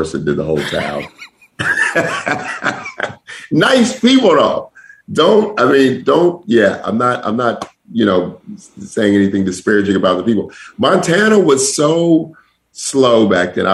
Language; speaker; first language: English; native; English